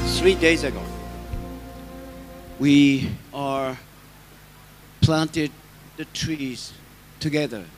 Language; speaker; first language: English; non-native, learner; Japanese